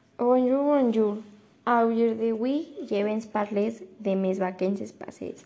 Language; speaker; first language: French; non-native, learner; Spanish